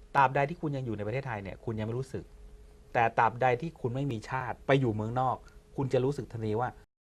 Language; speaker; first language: Thai; native; Thai